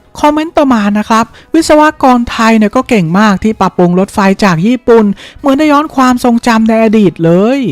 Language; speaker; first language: Thai; native; Thai